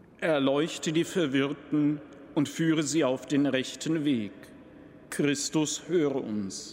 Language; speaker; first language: German; native; German